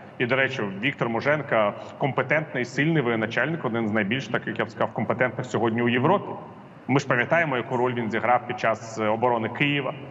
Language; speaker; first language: Ukrainian; non-native, local second language; Russian